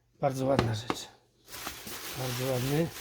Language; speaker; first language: Polish; native; Polish